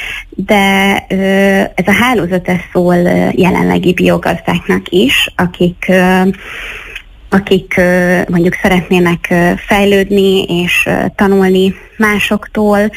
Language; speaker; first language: Hungarian; native; Hungarian